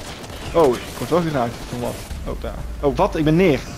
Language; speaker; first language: Dutch; native; Dutch